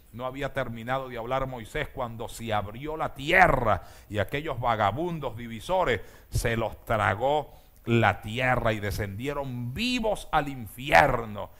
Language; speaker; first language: Spanish; native; Spanish